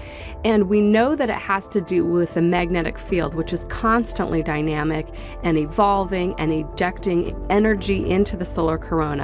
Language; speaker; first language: English; native; English